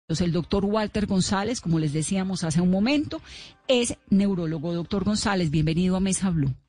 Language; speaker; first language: Spanish; native; Spanish